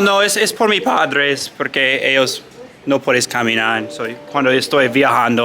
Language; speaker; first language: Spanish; non-native, learner; English